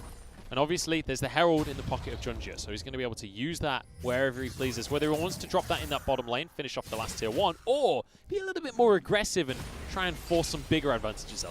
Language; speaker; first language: English; native; English